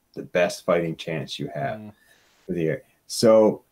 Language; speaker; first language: English; native; English